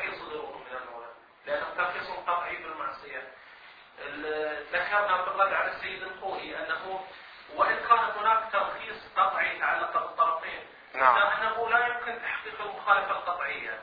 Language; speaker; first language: Arabic; native; Arabic